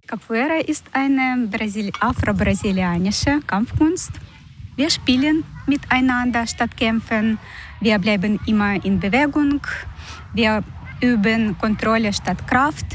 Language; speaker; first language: German; non-native, fluent; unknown